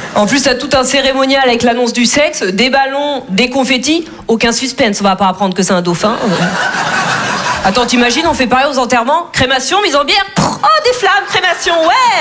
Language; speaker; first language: French; native; French